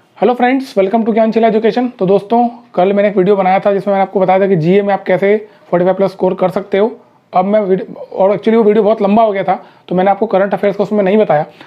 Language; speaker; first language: Hindi; native; Hindi